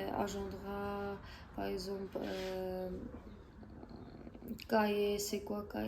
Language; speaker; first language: French; non-native, learner; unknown